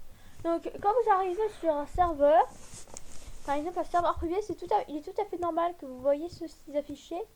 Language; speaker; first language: French; native; French